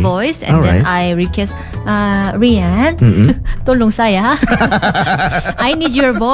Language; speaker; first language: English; non-native, learner; Korean